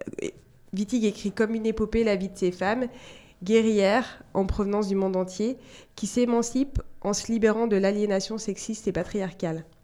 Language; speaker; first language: French; native; French